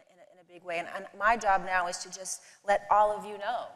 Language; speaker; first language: English; native; English